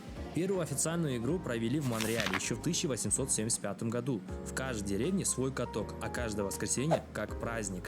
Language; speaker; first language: Russian; native; Russian